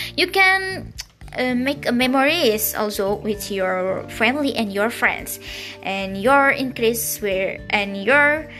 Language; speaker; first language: English; non-native, learner; Indonesian